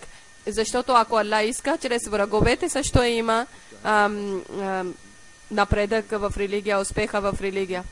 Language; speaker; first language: Bulgarian; non-native, learner; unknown